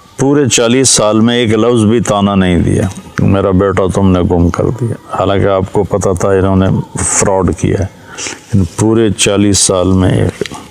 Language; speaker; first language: Urdu; non-native, local second language; Punjabi